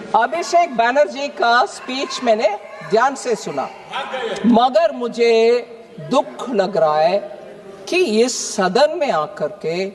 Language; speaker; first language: Hindi; non-native, local second language; Tamil